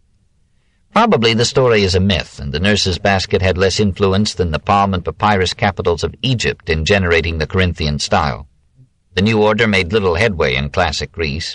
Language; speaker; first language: English; native; English